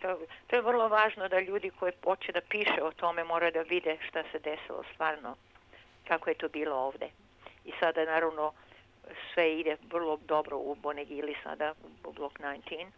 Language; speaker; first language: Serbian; early bilingual, heritage; Serbian